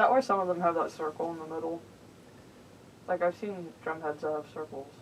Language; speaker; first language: English; native; English